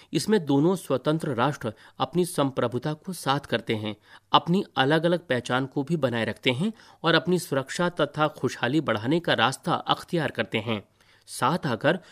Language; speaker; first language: Hindi; native; Hindi